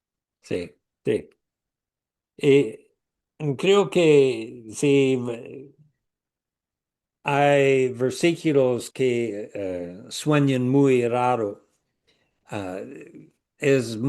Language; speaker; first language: Spanish; non-native, learner; English